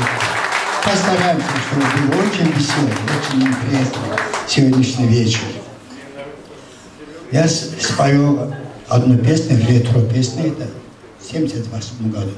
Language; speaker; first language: Russian; non-native, local second language; Azerbaijani